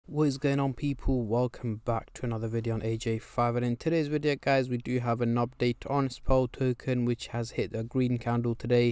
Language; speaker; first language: English; native; English